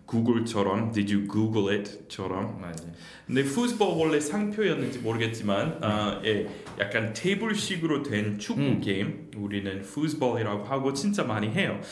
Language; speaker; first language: Korean; non-native, fluent; English